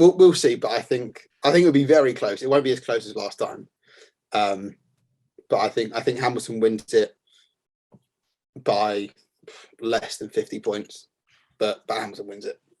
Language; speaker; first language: English; native; English